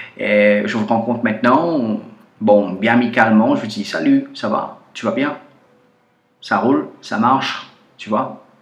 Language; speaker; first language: French; non-native, fluent; Portuguese